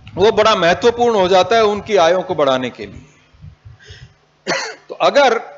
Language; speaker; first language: Hindi; native; Hindi